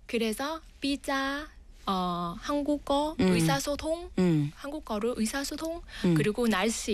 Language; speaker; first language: Korean; non-native, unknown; Vietnamese